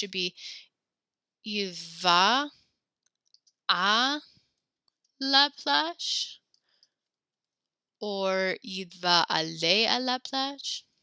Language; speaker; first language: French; non-native, fluent; English